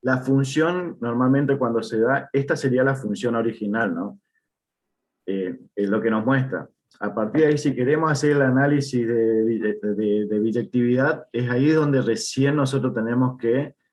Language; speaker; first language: Spanish; native; Spanish